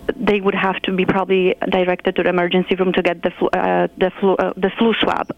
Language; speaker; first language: English; non-native, fluent; Polish